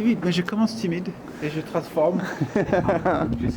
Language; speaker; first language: French; non-native, fluent; English